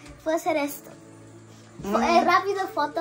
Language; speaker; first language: Spanish; early bilingual, heritage; Spanish